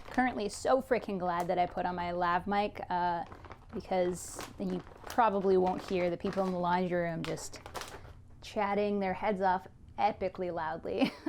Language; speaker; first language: English; native; English